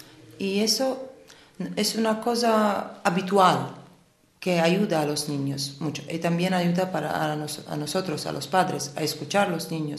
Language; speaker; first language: Spanish; non-native, fluent; Armenian